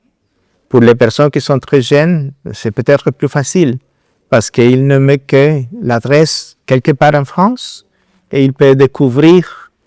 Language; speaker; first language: French; non-native, fluent; Spanish